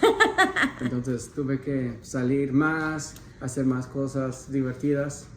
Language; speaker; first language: Spanish; non-native, fluent; English